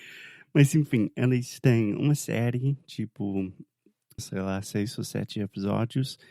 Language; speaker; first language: Portuguese; non-native, fluent; English